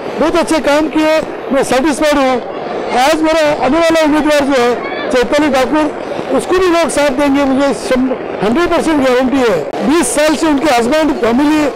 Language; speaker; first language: Hindi; non-native, local second language; Marathi